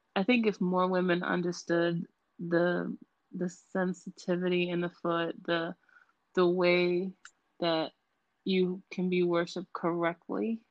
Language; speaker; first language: English; native; English